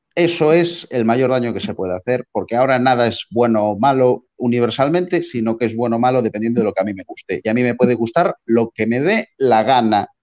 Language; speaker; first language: Spanish; native; Spanish